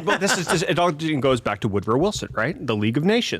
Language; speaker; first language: English; native; English